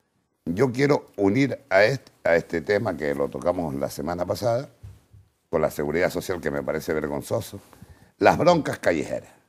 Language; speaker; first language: Spanish; native; Spanish